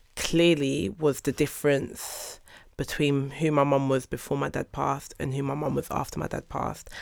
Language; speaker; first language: English; early bilingual, other home language; Yoruba